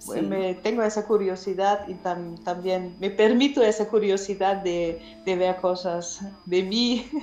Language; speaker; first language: Spanish; non-native, fluent; German